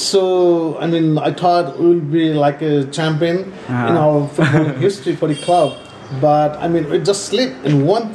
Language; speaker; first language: English; non-native, learner; Nepali